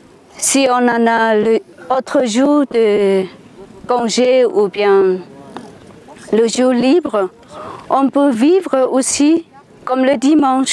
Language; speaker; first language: French; non-native, fluent; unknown